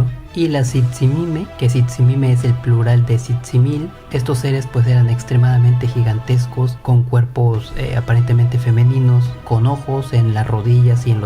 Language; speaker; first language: Spanish; native; Spanish